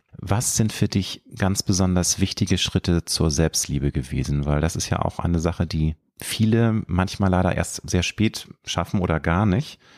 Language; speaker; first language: German; native; German